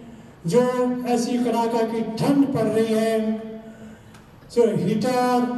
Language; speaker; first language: Hindi; native; Hindi